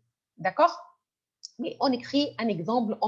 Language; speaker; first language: French; non-native, fluent; Arabic